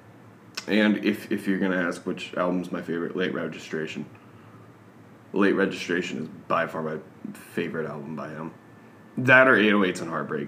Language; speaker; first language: English; native; English